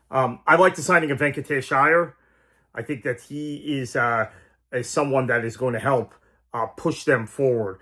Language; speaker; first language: English; native; English